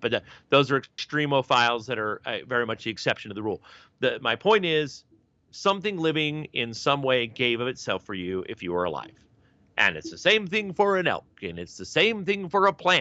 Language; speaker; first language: English; native; English